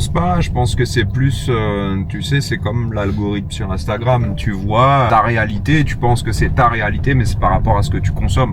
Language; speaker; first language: French; native; French